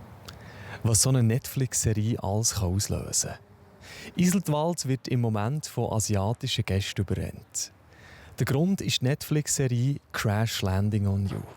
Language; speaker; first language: German; native; German